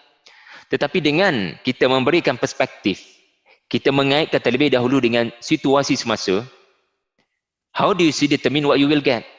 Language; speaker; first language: Malay; native; Malay